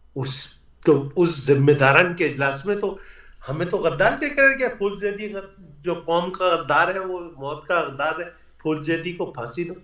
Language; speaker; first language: Urdu; native; Urdu